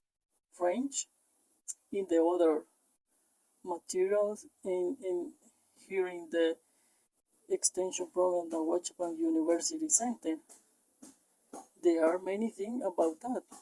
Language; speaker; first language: English; non-native, learner; Spanish